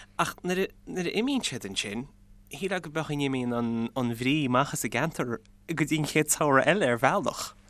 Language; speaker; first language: Irish; native; Irish